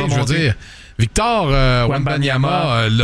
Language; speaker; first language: French; native; French